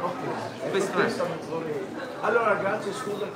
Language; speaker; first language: Italian; non-native, learner; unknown